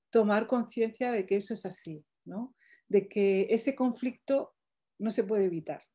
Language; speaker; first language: Spanish; non-native, fluent; Arabic